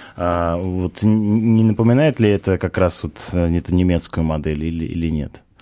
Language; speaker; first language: Russian; native; Russian